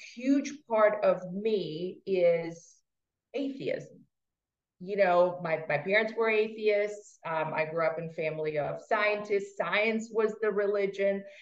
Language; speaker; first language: English; non-native, fluent; Russian